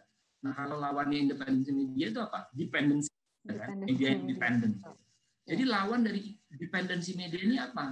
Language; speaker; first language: Indonesian; native; Indonesian